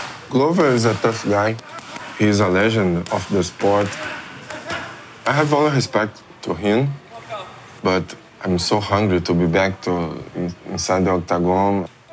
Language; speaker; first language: English; non-native, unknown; Portuguese